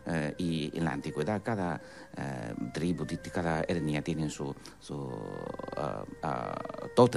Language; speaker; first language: Spanish; non-native, fluent; Chinese